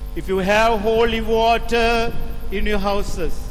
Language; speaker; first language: English; non-native, local second language; Sinhala